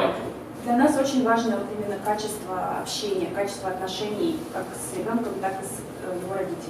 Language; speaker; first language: Russian; native; Russian